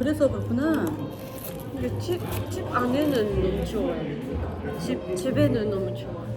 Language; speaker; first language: Korean; non-native, learner; Japanese